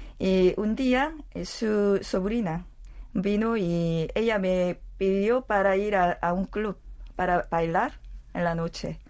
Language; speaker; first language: Spanish; non-native, learner; Korean